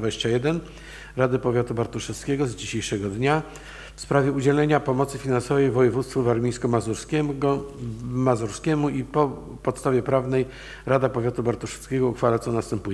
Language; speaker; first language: Polish; native; Polish